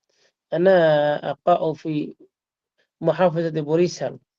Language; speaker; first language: Arabic; non-native, learner; Bangla